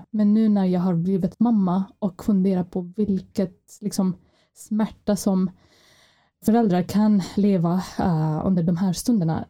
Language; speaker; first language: Swedish; non-native, fluent; Arabic